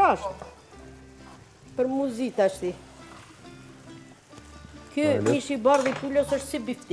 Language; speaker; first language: Albanian; native; Albanian